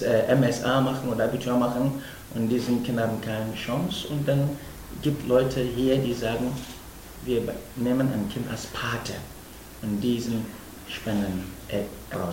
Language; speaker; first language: German; non-native, fluent; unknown